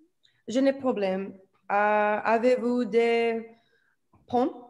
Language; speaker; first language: French; non-native, learner; English